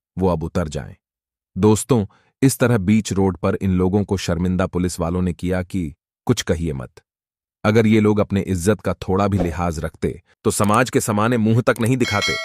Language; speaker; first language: Hindi; native; Hindi